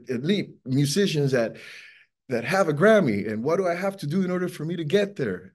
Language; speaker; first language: English; non-native, fluent; Spanish